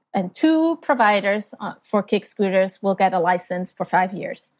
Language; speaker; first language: English; non-native, fluent; German